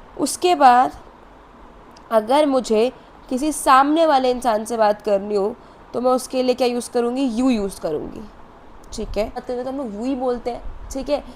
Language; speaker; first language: Hindi; native; Hindi